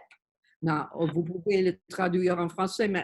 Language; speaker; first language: French; non-native, learner; Spanish